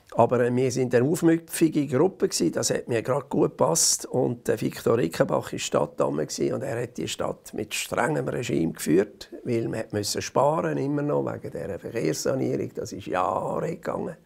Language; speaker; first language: German; native; German